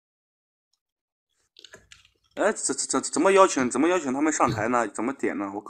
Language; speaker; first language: Chinese; native; Chinese